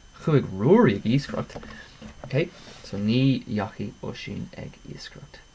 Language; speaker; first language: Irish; non-native, local second language; English